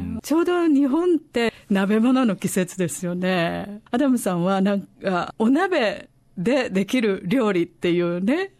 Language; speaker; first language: Japanese; native; Japanese